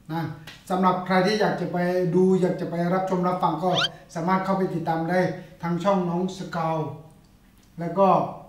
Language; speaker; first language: Thai; native; Thai